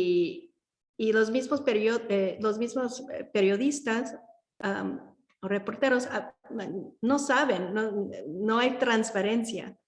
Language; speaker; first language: Spanish; early bilingual, heritage; Spanish